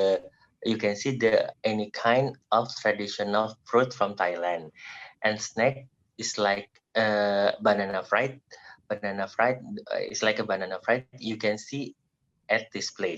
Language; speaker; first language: English; non-native, learner; Indonesian